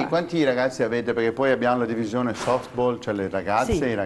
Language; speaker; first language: Italian; native; Italian